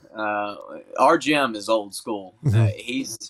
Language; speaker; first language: English; native; English